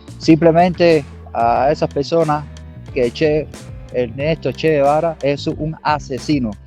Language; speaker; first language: Spanish; native; Spanish